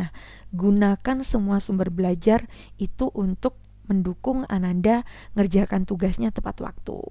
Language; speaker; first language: Indonesian; native; Indonesian